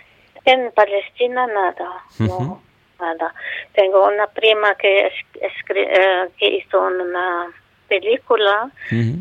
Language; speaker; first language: Spanish; non-native, fluent; Arabic